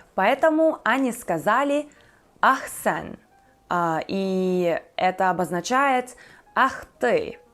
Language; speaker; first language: Russian; non-native, fluent; Turkish